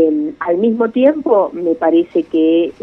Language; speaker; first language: Spanish; native; Spanish